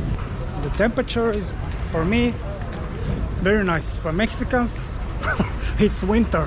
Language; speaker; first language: English; non-native, fluent; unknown